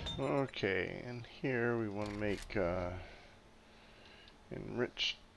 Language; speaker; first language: English; native; English